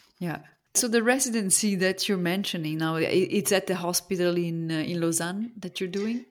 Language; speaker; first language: English; non-native, fluent; Italian